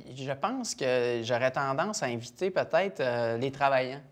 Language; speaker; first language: French; native; French